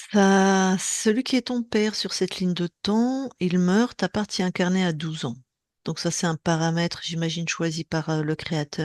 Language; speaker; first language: French; native; French